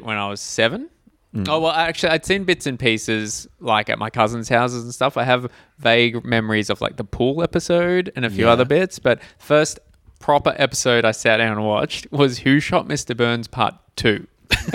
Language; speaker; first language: English; native; English